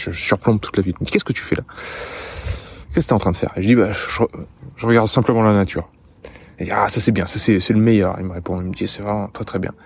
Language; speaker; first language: French; native; French